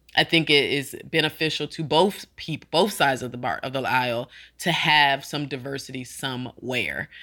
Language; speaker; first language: English; native; English